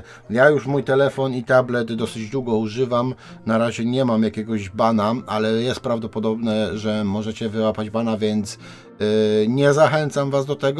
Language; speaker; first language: Polish; native; Polish